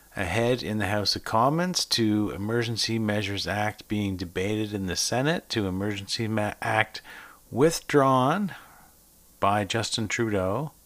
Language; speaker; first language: English; native; English